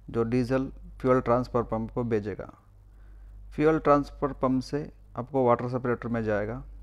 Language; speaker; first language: Hindi; non-native, local second language; Kannada